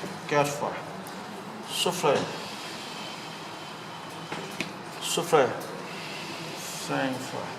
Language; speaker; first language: French; non-native, learner; Vietnamese